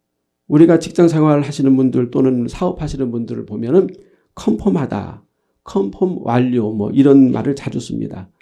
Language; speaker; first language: Korean; native; Korean